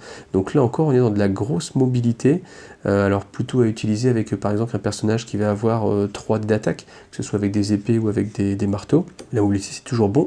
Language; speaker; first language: French; native; French